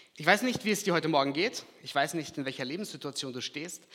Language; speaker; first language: German; early bilingual, other home language; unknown